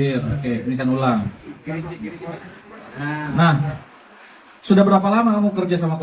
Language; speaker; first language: Indonesian; native; Indonesian